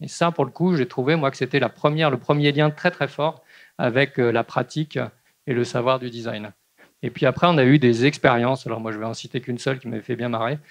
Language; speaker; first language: French; native; French